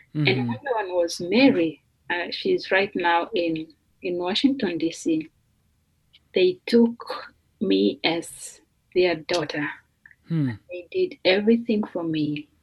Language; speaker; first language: English; non-native, local second language; Luyia